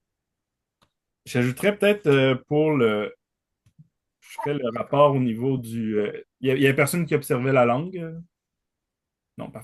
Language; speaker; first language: French; native; French